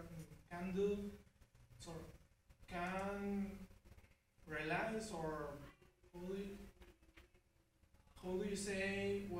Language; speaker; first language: English; non-native, learner; Spanish